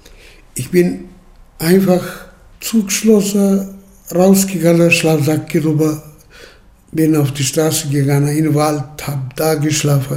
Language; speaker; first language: German; early bilingual, heritage; German